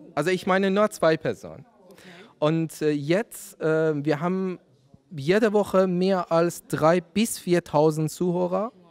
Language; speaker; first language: German; non-native, fluent; Persian